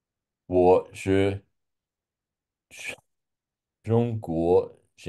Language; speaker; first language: Chinese; non-native, learner; English